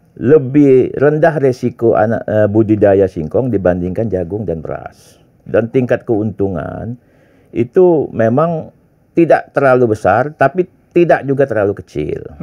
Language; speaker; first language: Indonesian; native; Indonesian